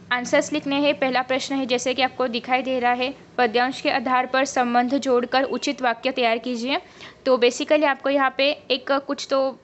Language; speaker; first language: Hindi; non-native, local second language; Marathi